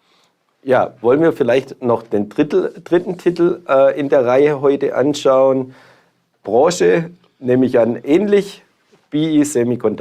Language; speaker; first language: German; native; German